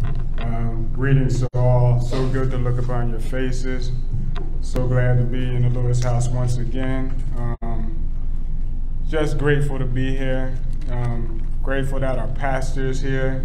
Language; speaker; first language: English; native; English